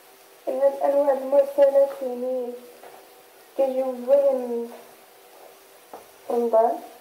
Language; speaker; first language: Arabic; native; Arabic